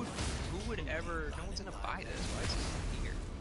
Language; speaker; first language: English; native; English